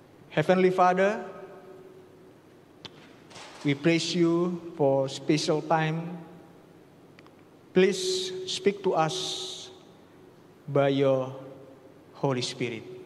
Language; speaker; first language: English; non-native, learner; Indonesian